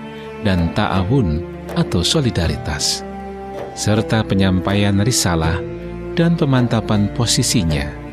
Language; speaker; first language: Indonesian; native; Indonesian